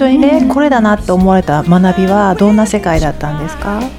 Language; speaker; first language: Japanese; native; Japanese